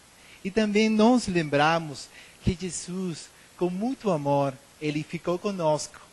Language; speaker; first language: Portuguese; non-native, learner; Spanish